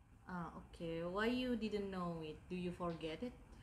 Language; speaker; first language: English; non-native, learner; Indonesian